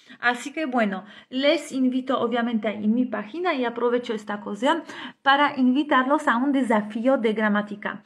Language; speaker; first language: Spanish; non-native, fluent; Polish